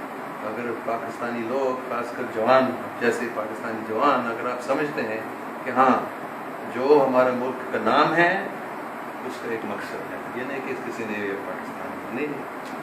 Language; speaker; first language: Hindi; non-native, local second language; English